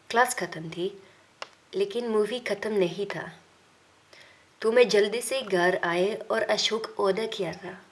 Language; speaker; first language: Hindi; non-native, learner; English